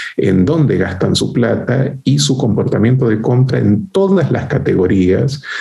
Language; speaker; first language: Spanish; native; Spanish